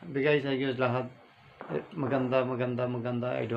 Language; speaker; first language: Filipino; non-native, learner; Urdu